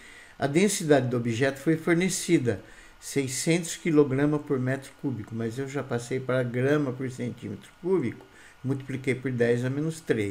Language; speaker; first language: Portuguese; native; Portuguese